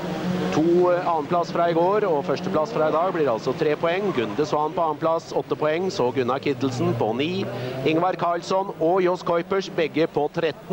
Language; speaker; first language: Norwegian; native; Norwegian